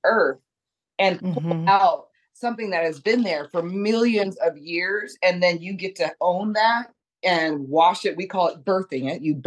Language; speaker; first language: English; native; English